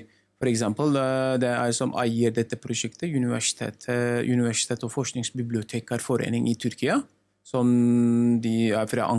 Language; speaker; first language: Norwegian; non-native, learner; Turkish